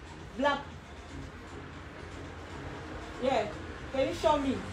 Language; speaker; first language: English; non-native, learner; French